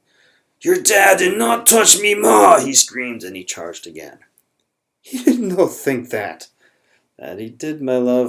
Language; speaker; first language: English; native; English